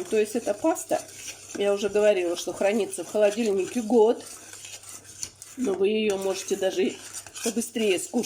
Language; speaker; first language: Russian; native; Russian